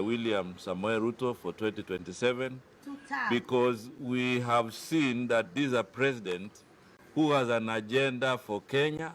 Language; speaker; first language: English; non-native, local second language; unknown